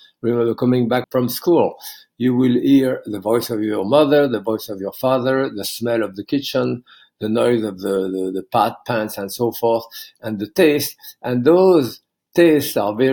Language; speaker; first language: English; non-native, fluent; French